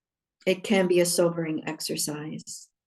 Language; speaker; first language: English; native; English